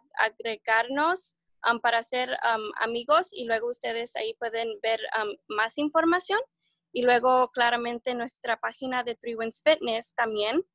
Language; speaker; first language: Spanish; early bilingual, heritage; Spanish